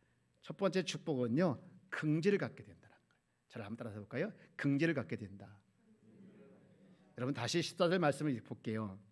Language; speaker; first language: Korean; native; Korean